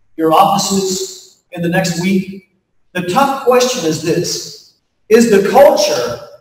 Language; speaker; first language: English; native; English